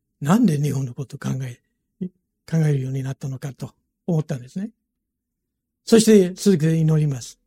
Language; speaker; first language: Japanese; non-native, fluent; English